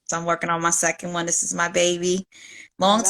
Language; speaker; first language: English; native; English